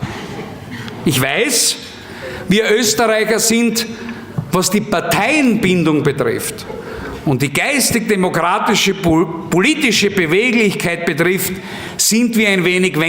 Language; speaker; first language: German; native; German